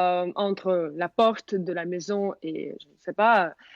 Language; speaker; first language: French; non-native, fluent; Russian